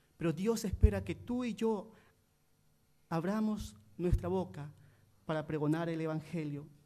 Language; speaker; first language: Spanish; native; Spanish